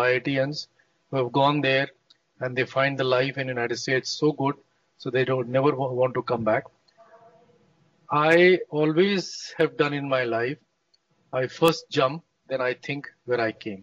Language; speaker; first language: English; non-native, local second language; Hindi